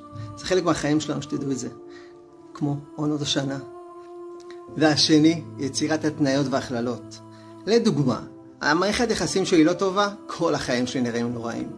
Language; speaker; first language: Hebrew; native; Hebrew